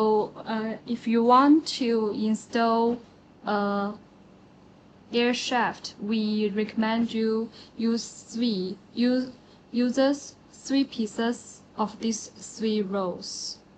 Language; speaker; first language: English; non-native, learner; Chinese